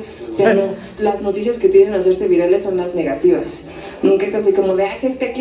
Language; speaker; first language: Spanish; native; Spanish